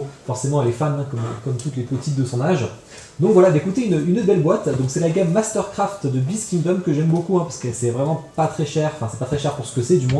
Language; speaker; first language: French; native; French